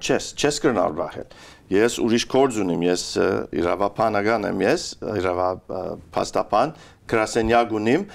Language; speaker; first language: Armenian; early bilingual, heritage; Armenian